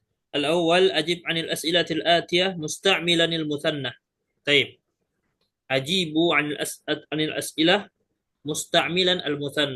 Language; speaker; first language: Arabic; non-native, fluent; Indonesian